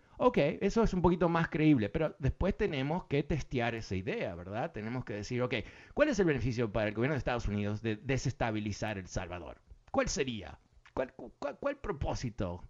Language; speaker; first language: Spanish; early bilingual, other home language; English